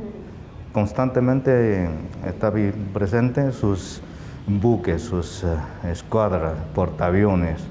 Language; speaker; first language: Spanish; non-native, fluent; Chinese